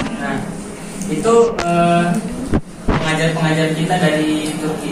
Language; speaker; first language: Indonesian; native; Indonesian